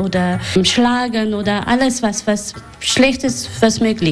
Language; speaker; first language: German; non-native, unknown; Persian